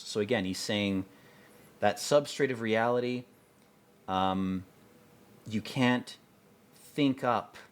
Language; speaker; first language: English; native; English